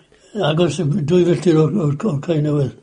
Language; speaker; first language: Welsh; native; Welsh